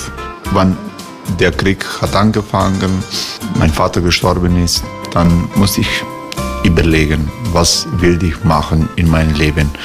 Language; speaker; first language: German; non-native, learner; Croatian